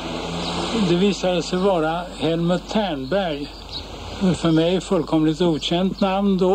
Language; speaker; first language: Swedish; native; Swedish